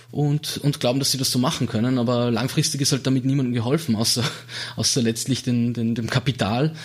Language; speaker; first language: German; native; German